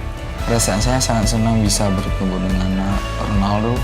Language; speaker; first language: Indonesian; non-native, local second language; Achinese